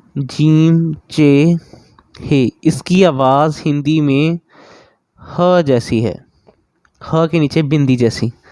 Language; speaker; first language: Hindi; native; Hindi